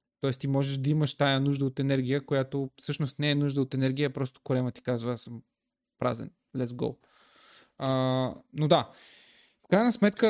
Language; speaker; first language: Bulgarian; native; Bulgarian